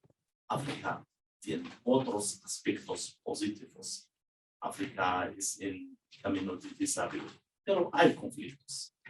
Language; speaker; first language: Spanish; non-native, fluent; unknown